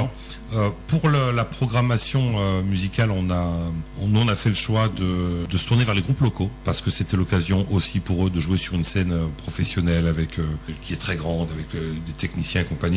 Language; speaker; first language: French; native; French